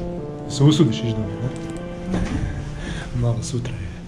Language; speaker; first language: Croatian; native; Croatian